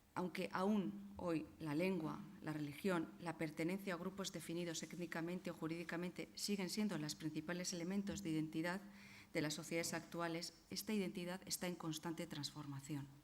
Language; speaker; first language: Spanish; non-native, local second language; Basque